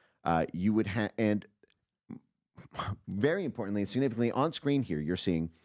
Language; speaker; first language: English; native; English